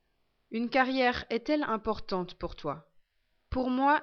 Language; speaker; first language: French; non-native, learner; English